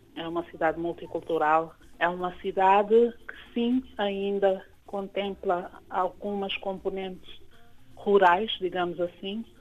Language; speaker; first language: Portuguese; non-native, local second language; Kabuverdianu